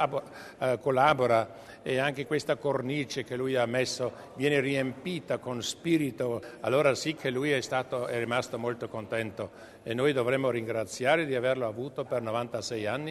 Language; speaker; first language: Italian; non-native, local second language; German